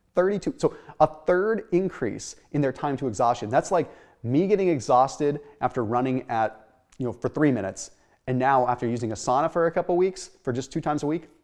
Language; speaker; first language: English; native; English